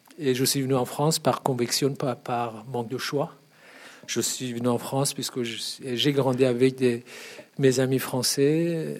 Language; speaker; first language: French; non-native, fluent; Persian